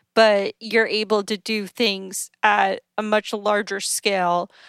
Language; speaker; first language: English; native; English